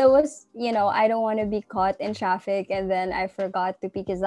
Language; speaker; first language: English; non-native, local second language; Cebuano